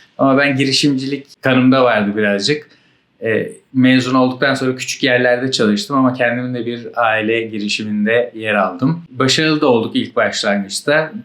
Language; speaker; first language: Turkish; native; Turkish